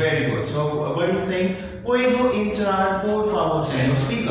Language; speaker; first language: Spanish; non-native, learner; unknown